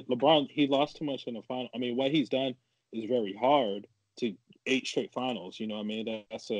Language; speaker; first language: English; native; English